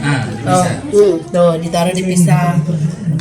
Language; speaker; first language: Indonesian; native; Indonesian